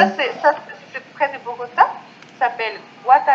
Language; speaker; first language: French; non-native, fluent; Spanish